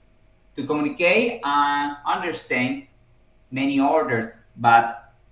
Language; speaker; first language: English; non-native, learner; Spanish